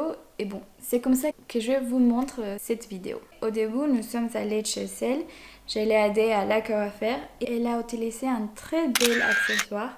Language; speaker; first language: French; non-native, fluent; Spanish